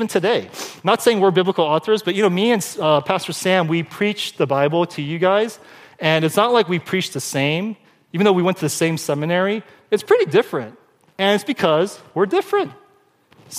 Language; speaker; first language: English; native; English